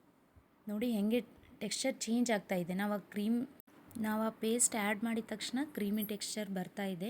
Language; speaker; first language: Kannada; native; Kannada